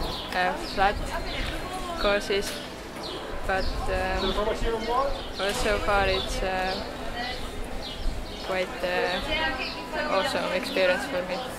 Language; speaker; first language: English; non-native, fluent; Estonian